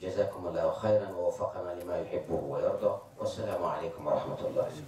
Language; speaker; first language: Arabic; non-native, fluent; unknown